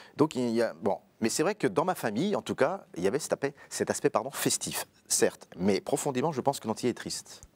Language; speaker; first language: French; native; French